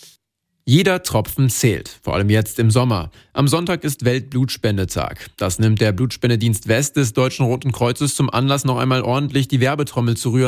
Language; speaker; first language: German; native; German